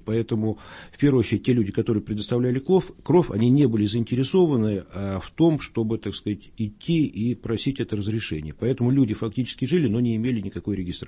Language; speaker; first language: Russian; native; Russian